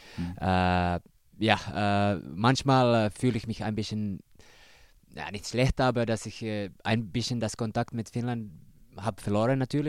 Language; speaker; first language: German; non-native, learner; Finnish